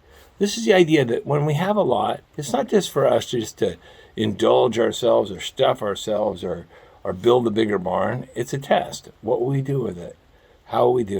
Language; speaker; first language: English; native; English